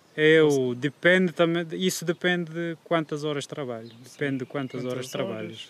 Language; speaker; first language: Portuguese; non-native, fluent; Turkish